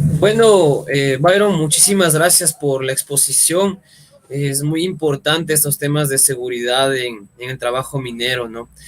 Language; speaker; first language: Spanish; native; Spanish